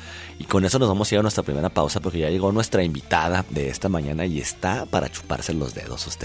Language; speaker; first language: Spanish; native; Spanish